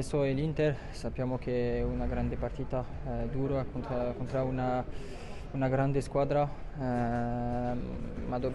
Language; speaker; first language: Italian; non-native, fluent; French